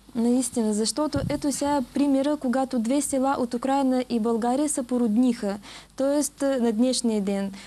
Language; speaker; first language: Bulgarian; early bilingual, heritage; Bulgarian